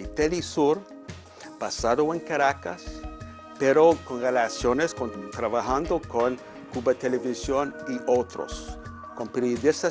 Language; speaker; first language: Spanish; non-native, fluent; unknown